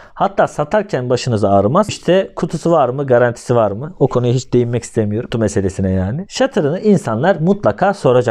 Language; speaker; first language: Turkish; native; Turkish